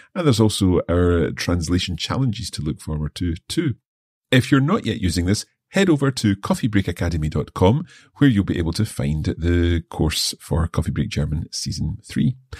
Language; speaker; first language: English; native; English